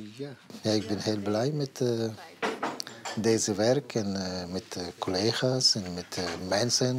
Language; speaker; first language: Dutch; non-native, learner; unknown